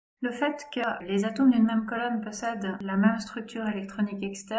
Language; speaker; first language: French; native; French